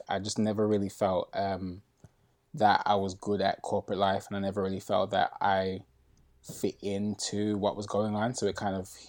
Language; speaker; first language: English; native; English